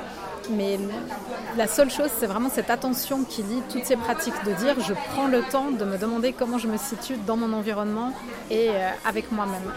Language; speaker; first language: French; native; French